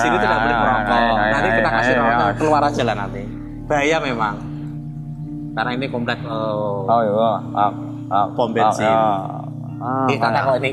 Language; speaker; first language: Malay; non-native, local second language; Javanese